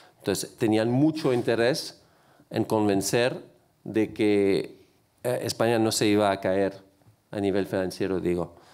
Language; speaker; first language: Spanish; non-native, fluent; French